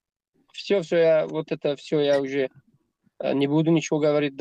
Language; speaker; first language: Russian; non-native, learner; Tajik